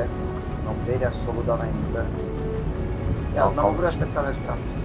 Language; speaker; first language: Italian; native; Italian